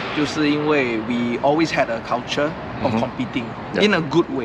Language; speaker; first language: English; non-native, local second language; Chinese